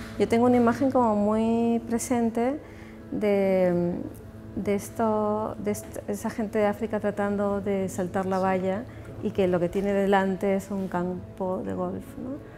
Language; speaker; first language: Spanish; native; Spanish